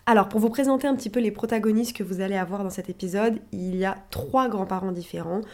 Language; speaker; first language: French; native; French